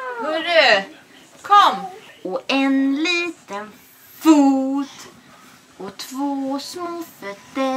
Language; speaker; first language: Swedish; native; Swedish